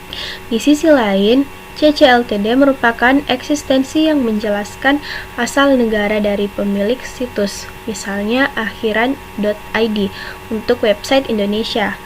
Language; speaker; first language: Indonesian; native; Indonesian